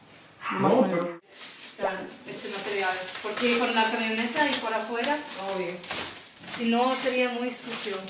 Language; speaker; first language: Spanish; non-native, learner; German